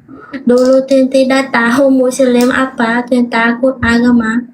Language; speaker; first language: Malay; non-native, learner; Vietnamese